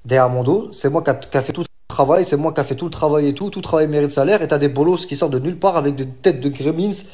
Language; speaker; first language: French; native; French